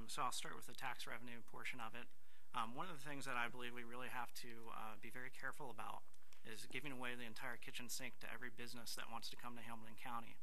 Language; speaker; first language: English; native; English